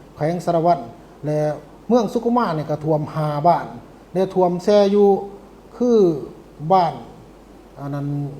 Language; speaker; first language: Lao; native; Lao